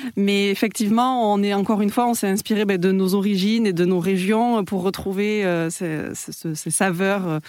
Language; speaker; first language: French; native; French